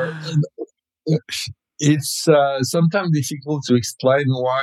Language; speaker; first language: English; non-native, fluent; French